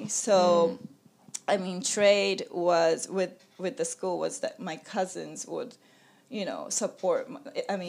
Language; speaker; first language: English; non-native, fluent; Japanese